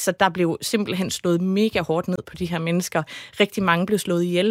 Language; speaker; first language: Danish; native; Danish